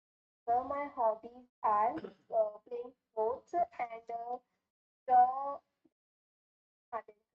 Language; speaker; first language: English; non-native, learner; Hindi